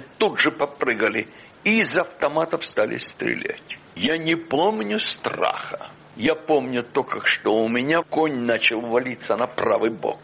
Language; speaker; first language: Russian; native; Russian